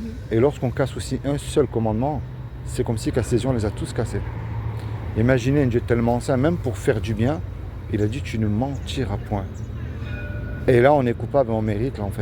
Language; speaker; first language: French; native; French